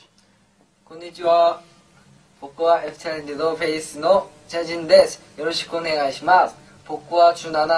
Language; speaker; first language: Japanese; non-native, learner; Korean